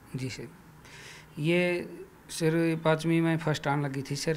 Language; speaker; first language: Hindi; native; Hindi